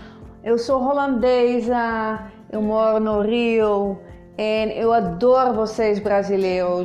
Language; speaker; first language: Portuguese; non-native, fluent; Dutch